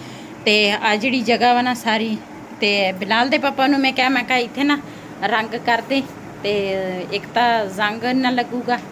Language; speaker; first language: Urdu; non-native, local second language; Punjabi